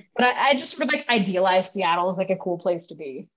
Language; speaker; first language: English; native; English